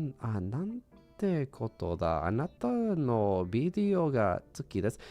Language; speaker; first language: Japanese; non-native, learner; English